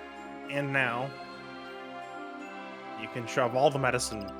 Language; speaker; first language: English; native; English